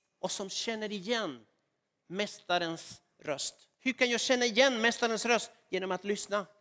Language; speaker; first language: Swedish; non-native, fluent; Spanish